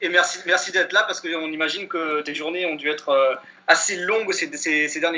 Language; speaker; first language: French; native; French